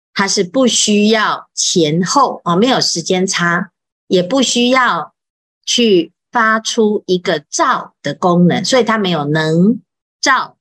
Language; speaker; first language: Chinese; native; Chinese